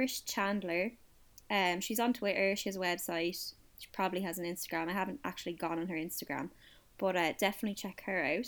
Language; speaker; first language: English; native; English